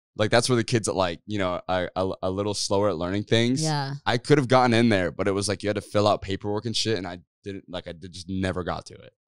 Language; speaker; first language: English; native; English